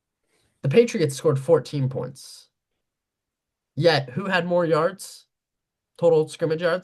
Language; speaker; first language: English; native; English